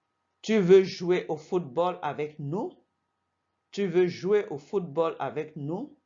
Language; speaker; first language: French; non-native, fluent; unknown